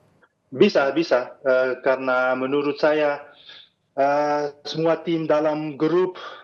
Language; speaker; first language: Indonesian; non-native, fluent; Dutch